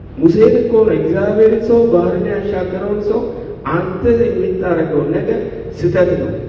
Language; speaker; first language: Amharic; non-native, local second language; Sidamo